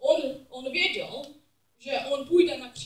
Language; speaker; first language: Czech; non-native, learner; English